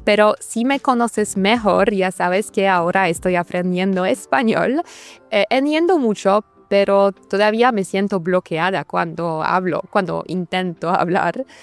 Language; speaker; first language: Spanish; non-native, learner; Polish